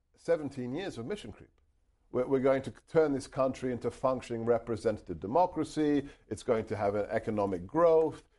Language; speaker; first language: English; non-native, local second language; Hungarian